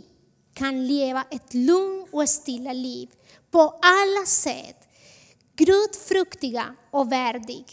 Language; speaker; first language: Swedish; non-native, fluent; Spanish